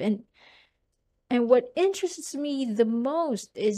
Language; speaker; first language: English; non-native, local second language; Cebuano